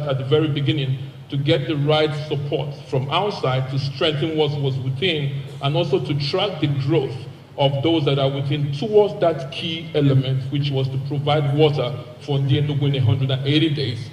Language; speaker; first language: English; non-native, local second language; Igbo